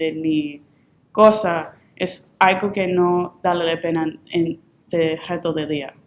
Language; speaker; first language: Spanish; early bilingual, heritage; Spanish